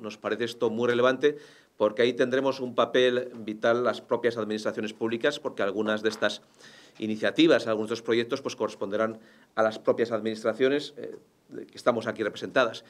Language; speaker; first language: Spanish; native; Spanish